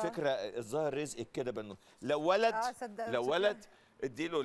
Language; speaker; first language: Arabic; native; Arabic